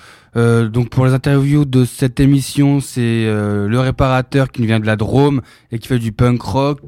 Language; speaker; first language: French; native; French